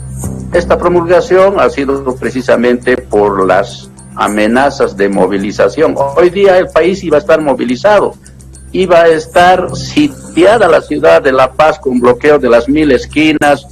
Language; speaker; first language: Spanish; native; Spanish